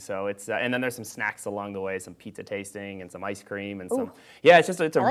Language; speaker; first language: English; native; English